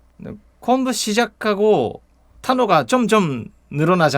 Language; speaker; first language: Korean; non-native, fluent; Japanese